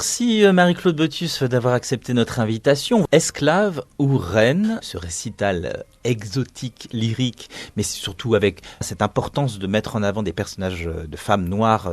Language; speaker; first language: French; native; French